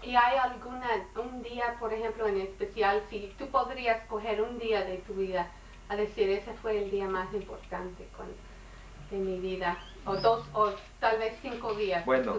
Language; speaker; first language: Spanish; non-native, learner; English